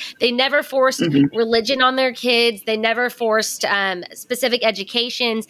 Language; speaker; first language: English; native; English